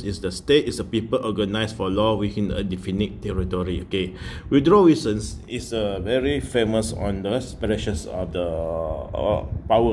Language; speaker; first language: English; non-native, local second language; Malay